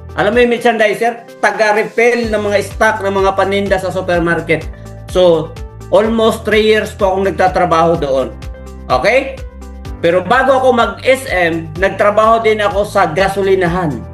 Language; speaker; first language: Filipino; non-native, local second language; Masbatenyo